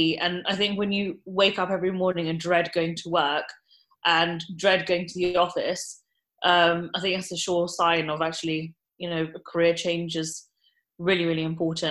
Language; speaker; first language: English; native; English